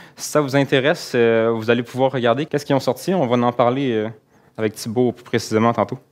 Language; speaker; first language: French; native; French